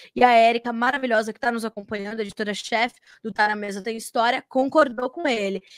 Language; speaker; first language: Portuguese; native; Portuguese